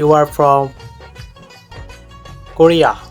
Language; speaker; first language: English; non-native, fluent; Bangla